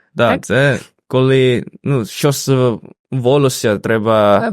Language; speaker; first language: Ukrainian; non-native, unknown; Indonesian